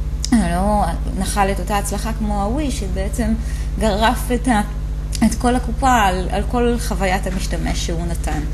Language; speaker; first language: Hebrew; native; Hebrew